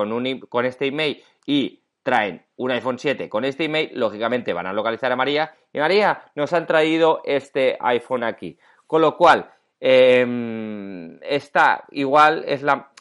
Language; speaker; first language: Spanish; native; Spanish